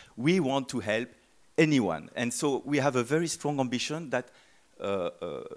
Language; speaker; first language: English; non-native, fluent; French